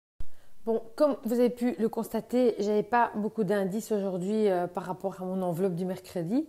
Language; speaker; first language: French; native; French